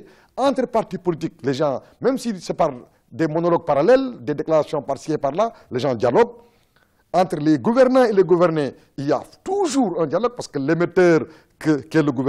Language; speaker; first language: French; non-native, local second language; Wolof